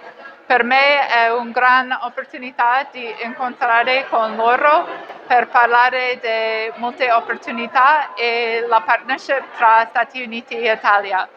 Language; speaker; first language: Italian; non-native, learner; English